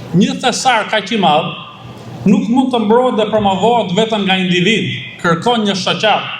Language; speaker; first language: Albanian; early bilingual, other home language; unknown